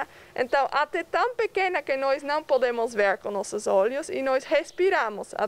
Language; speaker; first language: Portuguese; non-native, fluent; Dutch